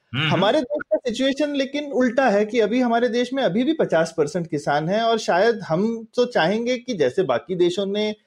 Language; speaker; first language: Hindi; native; Hindi